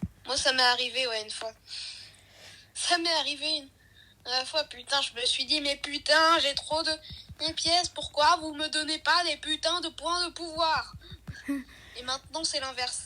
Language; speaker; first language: French; native; French